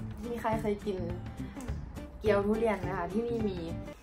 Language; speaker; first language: Chinese; non-native, learner; Thai